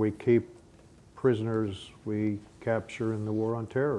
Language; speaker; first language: English; native; English